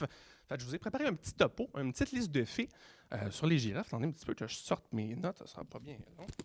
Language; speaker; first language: French; native; French